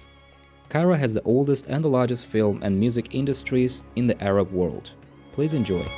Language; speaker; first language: English; non-native, fluent; Tajik